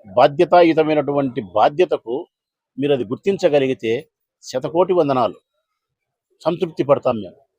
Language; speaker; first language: Telugu; native; Telugu